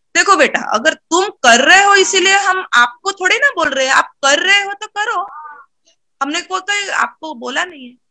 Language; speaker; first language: Hindi; non-native, local second language; Marathi